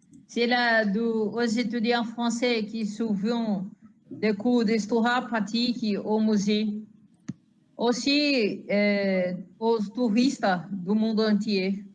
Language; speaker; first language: French; non-native, learner; Portuguese